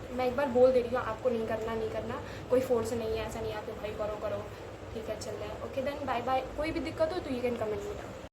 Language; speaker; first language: Hindi; native; Hindi